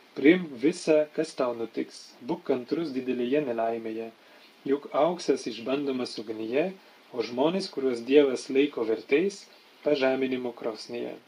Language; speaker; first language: Lithuanian; non-native, fluent; French